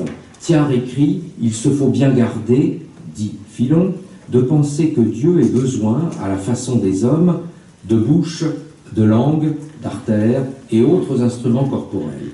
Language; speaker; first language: French; native; French